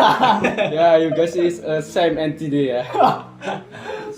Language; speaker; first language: English; non-native, learner; Javanese